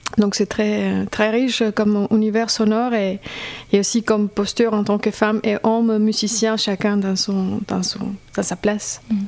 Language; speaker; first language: French; non-native, fluent; Spanish